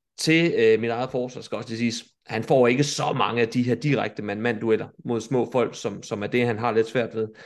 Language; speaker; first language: Danish; native; Danish